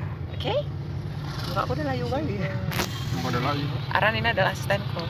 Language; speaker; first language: Indonesian; native; Indonesian